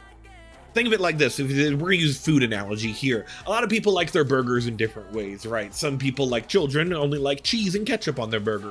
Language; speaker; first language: English; native; English